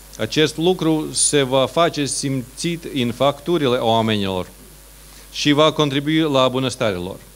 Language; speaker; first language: Romanian; non-native, fluent; Latvian